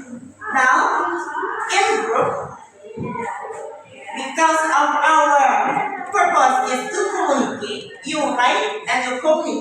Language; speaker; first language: English; non-native, learner; Indonesian